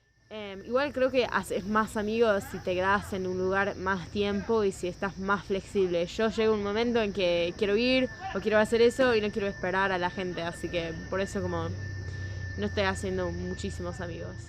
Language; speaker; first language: Spanish; non-native, fluent; English